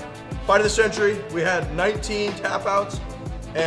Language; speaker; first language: English; native; English